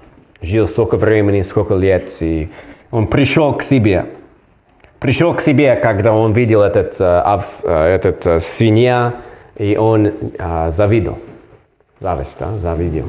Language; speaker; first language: Russian; non-native, learner; English